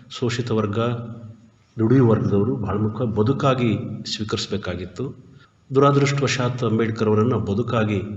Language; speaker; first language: Kannada; native; Kannada